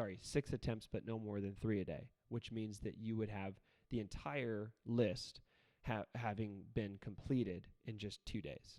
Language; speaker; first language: English; native; English